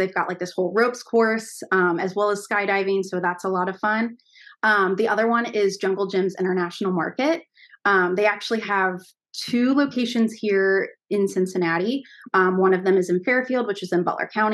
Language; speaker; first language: English; native; English